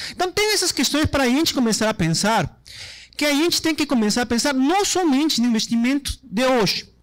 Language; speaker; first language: Portuguese; non-native, fluent; Spanish